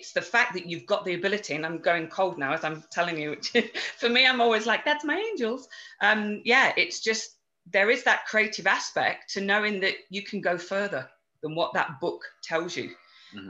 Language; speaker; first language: English; native; English